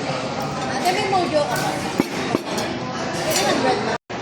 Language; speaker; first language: Filipino; native; Filipino